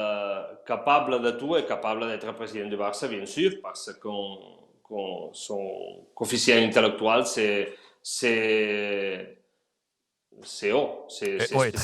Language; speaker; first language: French; non-native, fluent; Spanish